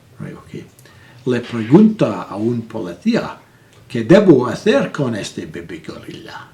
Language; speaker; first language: Spanish; non-native, learner; English